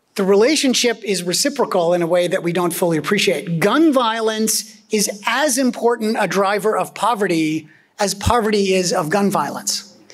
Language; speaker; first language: English; native; English